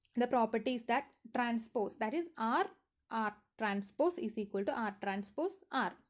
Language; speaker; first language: English; non-native, local second language; Malayalam